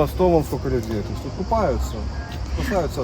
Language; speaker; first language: Russian; native; Russian